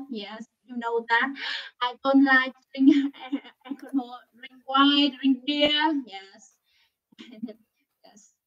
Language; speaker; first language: English; non-native, learner; Vietnamese